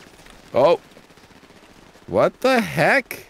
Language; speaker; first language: English; native; English